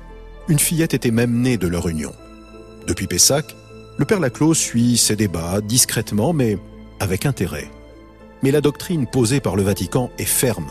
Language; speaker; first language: French; native; French